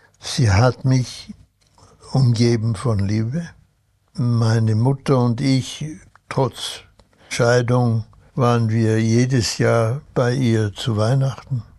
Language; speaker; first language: German; early bilingual, heritage; German